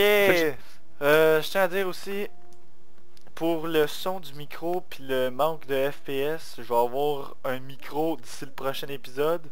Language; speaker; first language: French; native; French